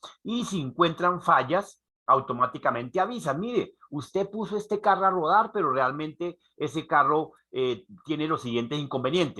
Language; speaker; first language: Spanish; native; Spanish